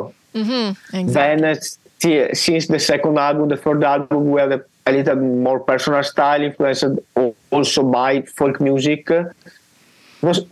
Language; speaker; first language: English; non-native, learner; Italian